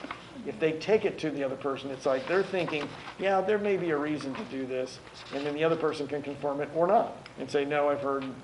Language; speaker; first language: English; native; English